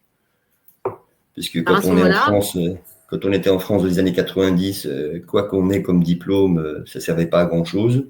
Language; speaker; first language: French; native; French